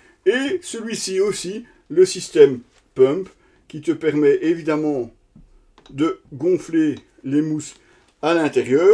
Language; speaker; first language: French; native; French